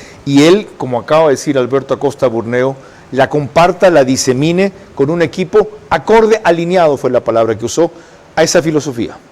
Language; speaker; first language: Spanish; native; Spanish